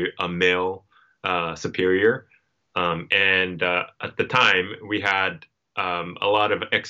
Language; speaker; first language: English; non-native, fluent; Japanese